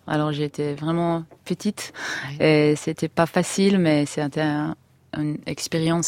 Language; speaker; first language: French; non-native, learner; Hebrew